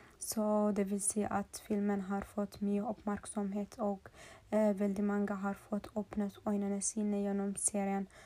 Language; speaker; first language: Swedish; non-native, learner; Norwegian